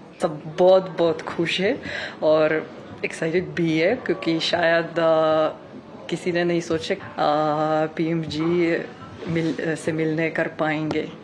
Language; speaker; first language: Hindi; non-native, learner; Ukrainian